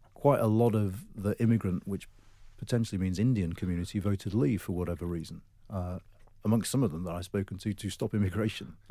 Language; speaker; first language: English; native; English